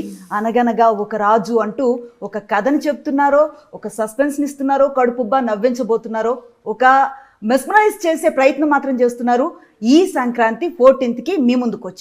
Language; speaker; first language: Telugu; native; Telugu